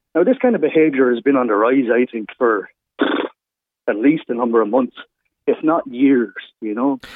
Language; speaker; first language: English; native; English